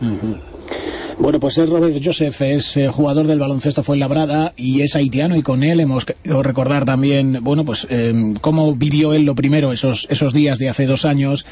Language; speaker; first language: Spanish; native; Spanish